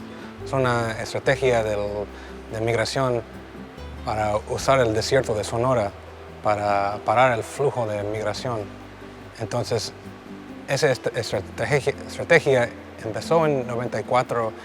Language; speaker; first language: Spanish; early bilingual, heritage; Spanish